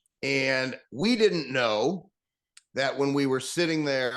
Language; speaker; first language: English; native; English